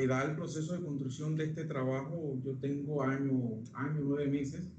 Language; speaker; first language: Spanish; native; Spanish